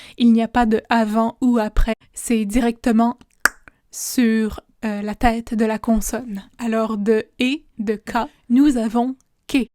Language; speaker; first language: French; native; French